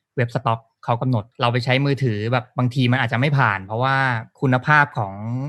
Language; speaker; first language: Thai; native; Thai